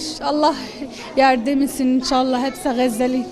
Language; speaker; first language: Turkish; non-native, learner; Arabic